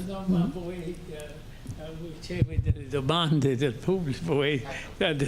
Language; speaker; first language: Italian; non-native, fluent; English